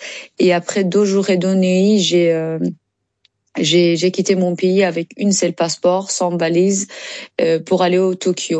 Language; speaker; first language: French; non-native, learner; Persian